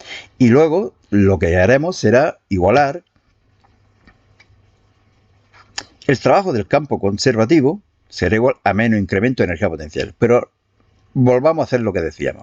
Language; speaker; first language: Spanish; native; Spanish